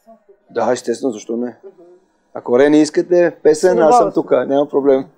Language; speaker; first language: Bulgarian; non-native, learner; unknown